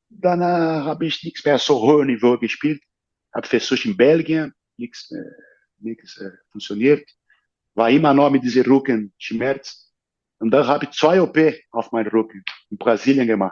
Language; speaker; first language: German; non-native, learner; Portuguese